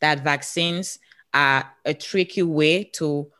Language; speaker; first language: English; non-native, local second language; French